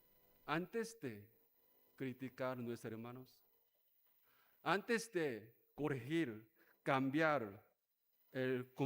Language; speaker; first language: Spanish; non-native, learner; Korean